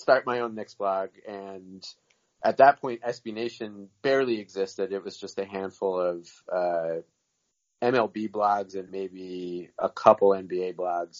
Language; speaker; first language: English; native; English